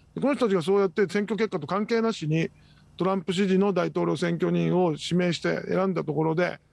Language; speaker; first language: Japanese; native; Japanese